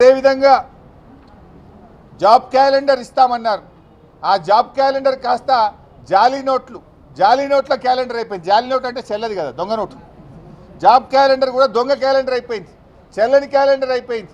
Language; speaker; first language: Telugu; native; Telugu